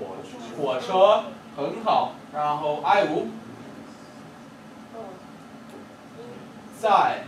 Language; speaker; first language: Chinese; non-native, learner; English